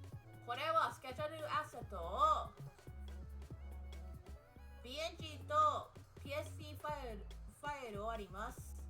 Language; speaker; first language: Japanese; non-native, learner; English